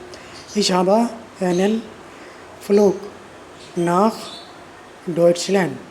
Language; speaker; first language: German; non-native, learner; Urdu